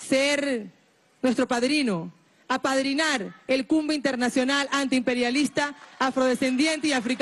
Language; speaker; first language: Spanish; native; Spanish